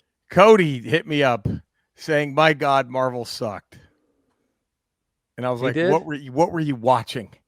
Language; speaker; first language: English; native; English